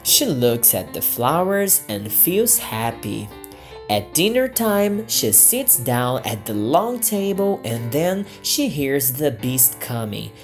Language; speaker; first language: English; non-native, fluent; Portuguese